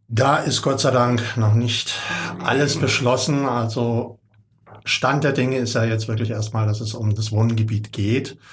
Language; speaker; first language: German; native; German